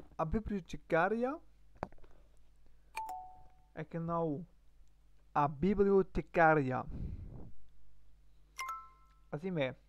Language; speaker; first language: Portuguese; non-native, learner; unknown